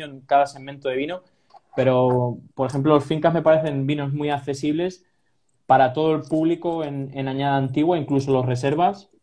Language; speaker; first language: Spanish; native; Spanish